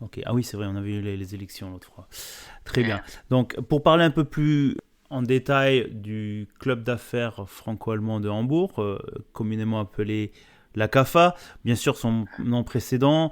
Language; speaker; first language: French; native; French